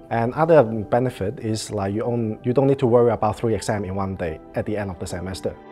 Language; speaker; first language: English; non-native, local second language; Cantonese